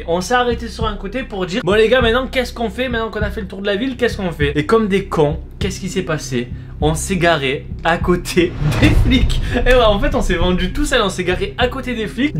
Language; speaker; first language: French; native; French